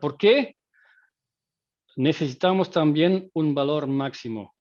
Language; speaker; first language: Spanish; non-native, fluent; Dutch